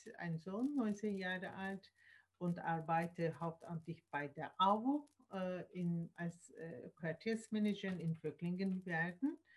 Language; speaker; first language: German; non-native, learner; Turkish